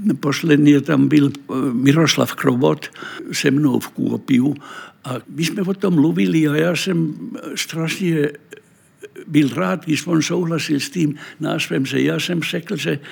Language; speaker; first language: Czech; non-native, fluent; Finnish